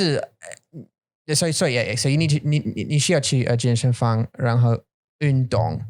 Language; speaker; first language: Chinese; non-native, learner; English